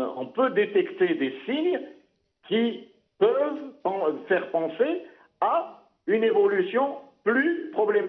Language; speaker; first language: French; non-native, local second language; Arabic